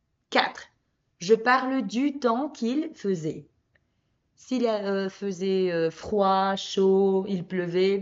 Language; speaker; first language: French; non-native, fluent; Spanish